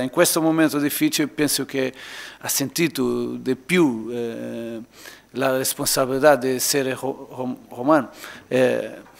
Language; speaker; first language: Italian; non-native, learner; Portuguese